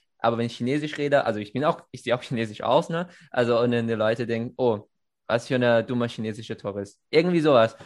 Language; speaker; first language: German; non-native, fluent; Chinese